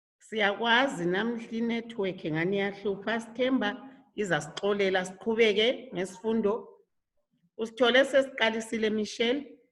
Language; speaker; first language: Zulu; native; Zulu